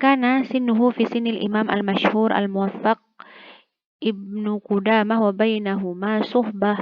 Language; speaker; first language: Arabic; non-native, fluent; Indonesian